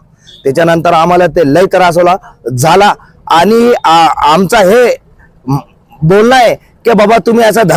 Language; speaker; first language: Marathi; non-native, local second language; Urdu